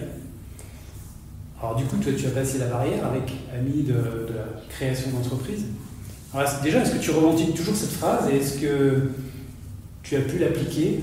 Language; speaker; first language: French; native; French